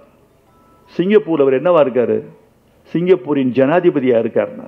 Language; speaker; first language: Tamil; native; Tamil